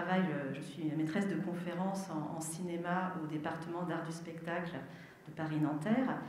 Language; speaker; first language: French; native; French